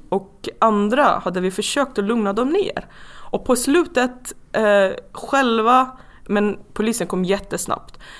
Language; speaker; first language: Swedish; non-native, fluent; Persian